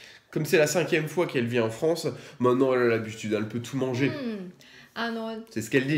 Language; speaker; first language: French; native; French